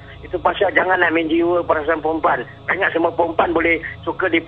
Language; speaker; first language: Malay; native; Malay